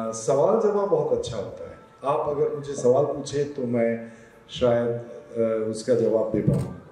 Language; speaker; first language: Hindi; non-native, local second language; Assamese